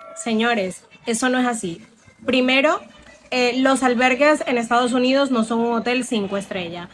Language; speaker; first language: Spanish; native; Spanish